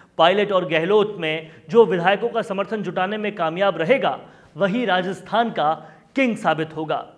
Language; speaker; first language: Hindi; native; Hindi